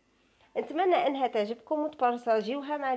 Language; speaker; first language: Arabic; native; Arabic